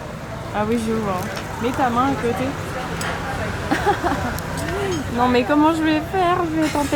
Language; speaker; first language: French; native; French